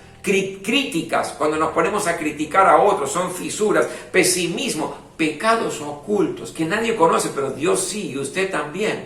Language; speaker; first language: Spanish; native; Spanish